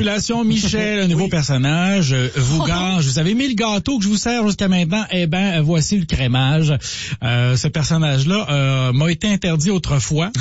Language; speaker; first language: French; native; French